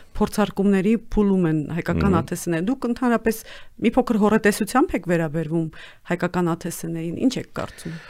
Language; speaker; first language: Armenian; native; Armenian